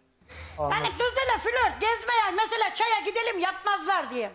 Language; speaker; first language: Turkish; native; Turkish